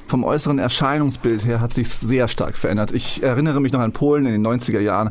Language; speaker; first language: German; early bilingual, other home language; Polish